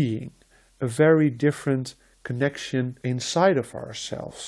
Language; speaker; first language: English; non-native, fluent; Dutch